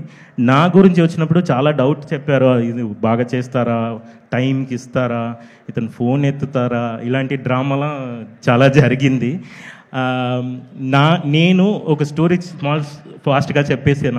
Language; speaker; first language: Telugu; non-native, fluent; Tamil